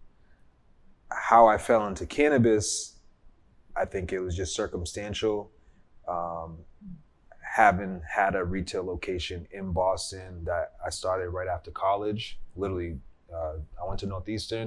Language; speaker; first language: English; native; English